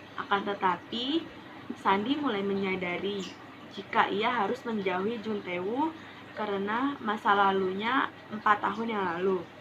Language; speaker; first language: Indonesian; native; Indonesian